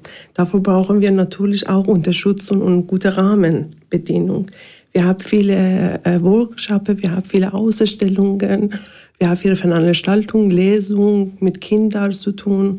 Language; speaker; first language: German; non-native, fluent; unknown